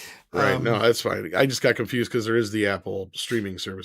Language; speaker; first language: English; native; English